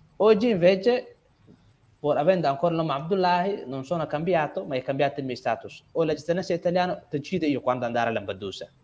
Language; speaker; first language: Italian; non-native, fluent; Somali